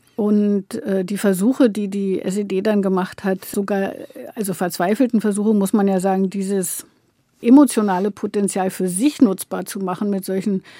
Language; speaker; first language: German; native; German